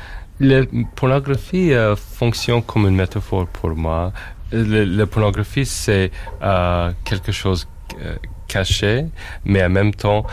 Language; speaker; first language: French; non-native, fluent; English